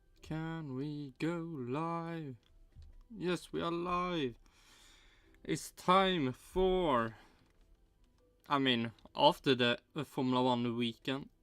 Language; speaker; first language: English; non-native, fluent; Swedish